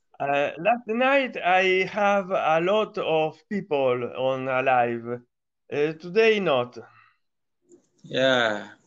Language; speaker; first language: English; non-native, learner; Italian